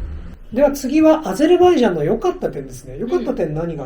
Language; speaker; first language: Japanese; native; Japanese